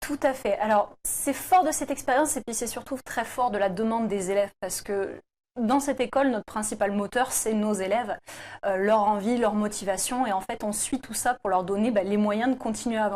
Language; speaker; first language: French; native; French